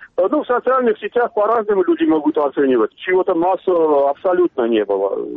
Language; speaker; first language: Russian; non-native, local second language; Armenian